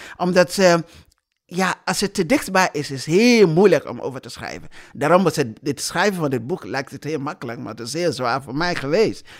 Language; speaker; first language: Dutch; non-native, fluent; English